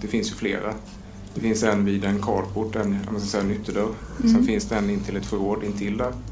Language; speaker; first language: Swedish; native; Swedish